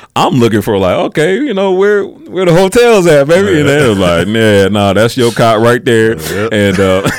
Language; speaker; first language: English; native; English